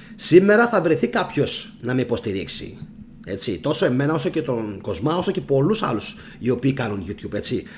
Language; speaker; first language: Greek; early bilingual, heritage; Greek